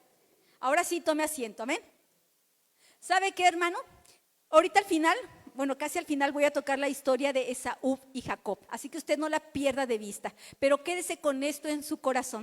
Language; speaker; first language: Spanish; native; Spanish